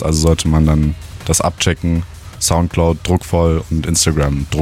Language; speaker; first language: German; native; German